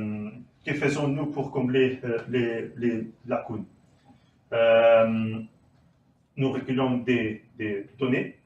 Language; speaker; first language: French; non-native, learner; Portuguese